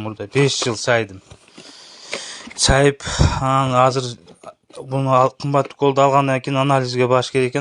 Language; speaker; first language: Kyrgyz; native; Kyrgyz